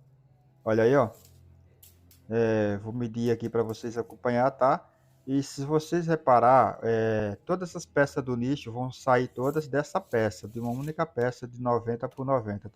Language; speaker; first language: Portuguese; native; Portuguese